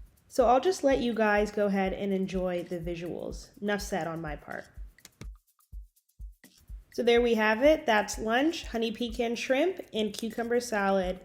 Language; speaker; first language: English; native; English